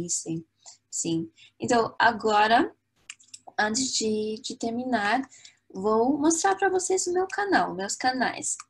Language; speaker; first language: Portuguese; non-native, fluent; English